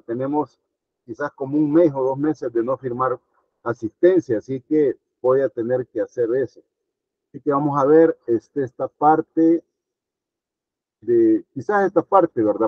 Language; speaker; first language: Spanish; native; Spanish